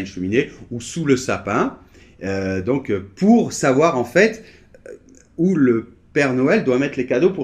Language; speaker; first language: French; native; French